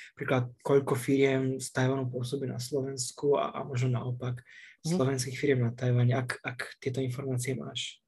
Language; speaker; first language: Slovak; native; Slovak